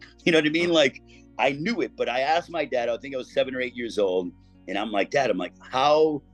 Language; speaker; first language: English; native; English